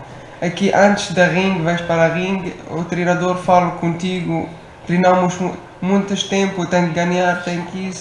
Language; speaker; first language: Portuguese; non-native, learner; Arabic